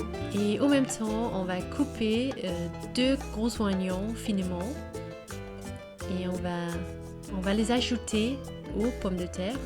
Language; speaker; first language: French; non-native, learner; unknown